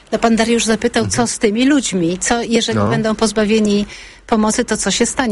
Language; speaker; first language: Polish; native; Polish